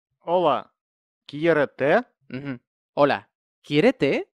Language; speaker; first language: Spanish; non-native, fluent; Russian